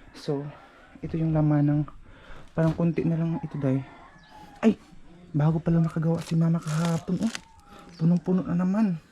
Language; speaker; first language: Filipino; non-native, local second language; Cebuano